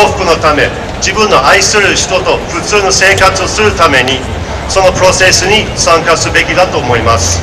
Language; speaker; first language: Japanese; non-native, fluent; English